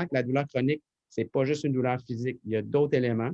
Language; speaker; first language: French; native; French